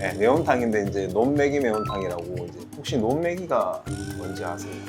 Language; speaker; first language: Korean; native; Korean